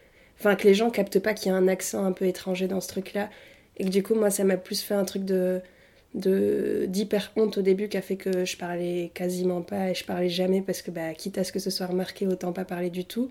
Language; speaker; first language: French; early bilingual, other home language; Arabic